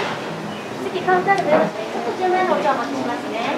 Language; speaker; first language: Japanese; native; Japanese